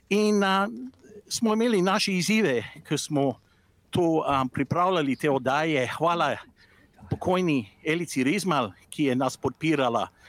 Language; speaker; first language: Slovenian; early bilingual, heritage; English